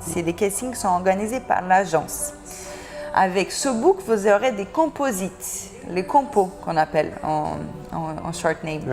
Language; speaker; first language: French; non-native, fluent; Portuguese